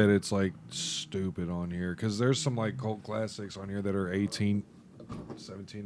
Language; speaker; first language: English; native; English